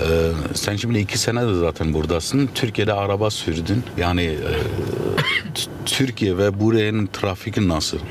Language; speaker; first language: Turkish; early bilingual, heritage; Turkish